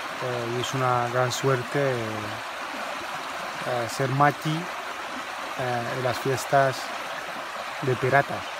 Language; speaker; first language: Spanish; non-native, fluent; Arabic